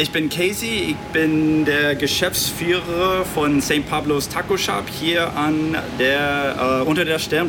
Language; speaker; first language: German; non-native, fluent; English